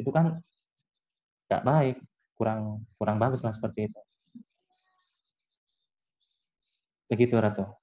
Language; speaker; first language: Indonesian; native; Indonesian